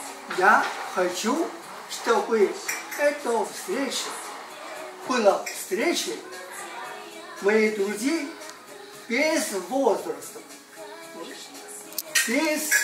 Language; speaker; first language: Russian; non-native, learner; Chinese